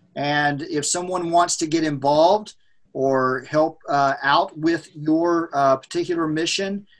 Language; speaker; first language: English; native; English